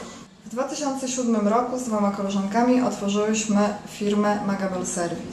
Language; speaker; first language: Polish; native; Polish